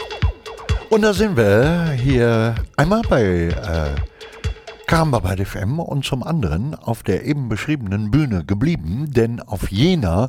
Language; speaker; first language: German; native; German